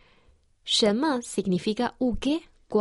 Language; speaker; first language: Portuguese; non-native, fluent; Chinese